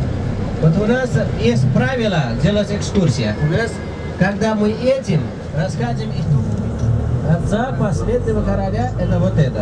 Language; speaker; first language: Russian; non-native, learner; Nepali